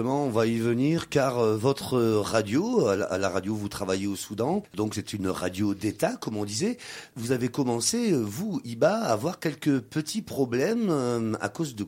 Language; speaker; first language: French; native; French